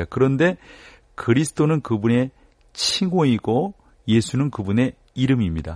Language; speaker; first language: Korean; native; Korean